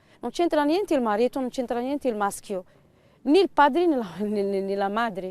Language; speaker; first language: Italian; non-native, fluent; Arabic